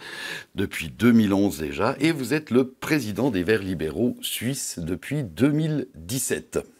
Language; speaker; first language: French; native; French